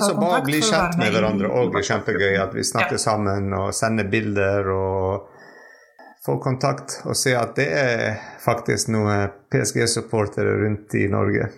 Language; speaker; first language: Norwegian; non-native, fluent; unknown